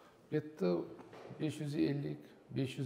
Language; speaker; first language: Russian; non-native, local second language; Uzbek